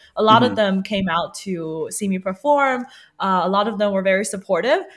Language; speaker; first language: English; early bilingual, other home language; Chinese